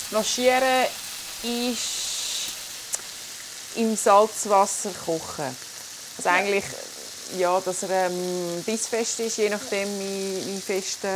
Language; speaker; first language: German; native; German